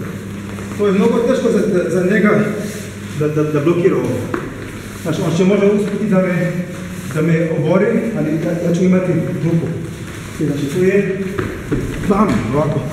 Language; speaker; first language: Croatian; non-native, fluent; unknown